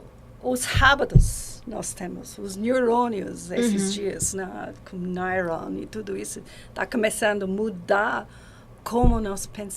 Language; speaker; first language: Portuguese; non-native, learner; English